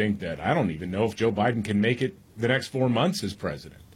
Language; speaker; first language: English; native; English